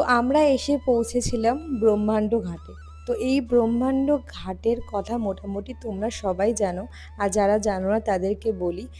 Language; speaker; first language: Bangla; native; Bangla